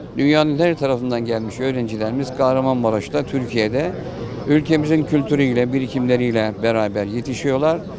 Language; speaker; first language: Turkish; native; Turkish